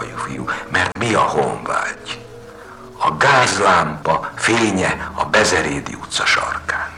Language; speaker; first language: Hungarian; native; Hungarian